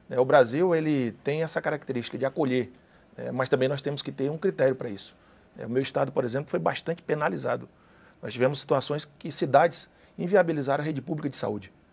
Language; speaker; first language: Portuguese; native; Portuguese